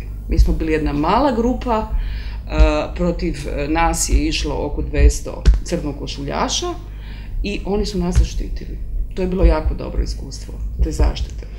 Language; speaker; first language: Croatian; native; Croatian